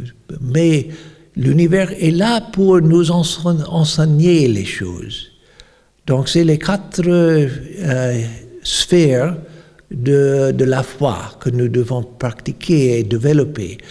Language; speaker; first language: French; non-native, fluent; English